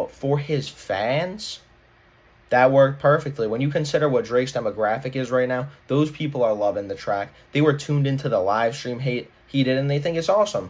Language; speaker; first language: English; native; English